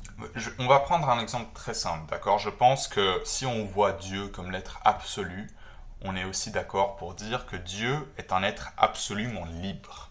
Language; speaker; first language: French; native; French